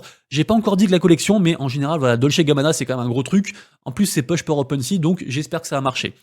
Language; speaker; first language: French; native; French